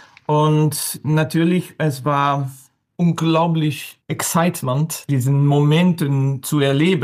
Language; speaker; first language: German; non-native, learner; French